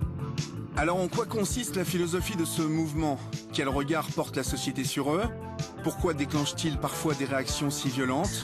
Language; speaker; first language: French; native; French